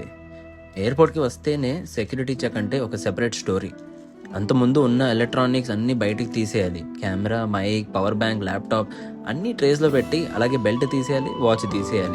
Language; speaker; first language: Telugu; native; Telugu